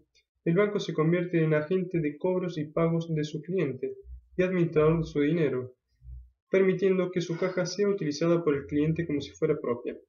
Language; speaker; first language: Spanish; native; Spanish